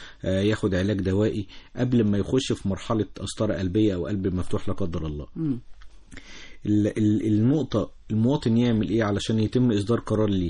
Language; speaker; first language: Arabic; native; Arabic